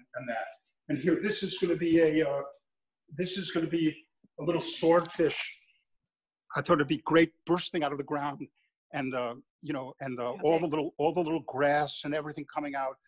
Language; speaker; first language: English; native; English